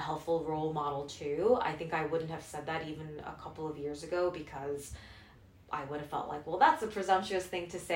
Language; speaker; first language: English; non-native, local second language; Korean